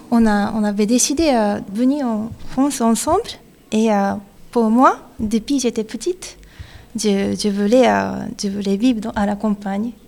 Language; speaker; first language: French; non-native, learner; Japanese